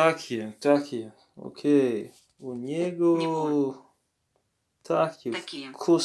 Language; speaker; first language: Russian; non-native, learner; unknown